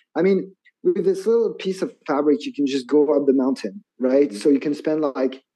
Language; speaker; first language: English; non-native, fluent; French